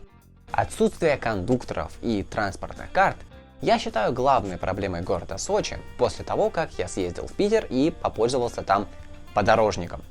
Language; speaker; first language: Russian; native; Russian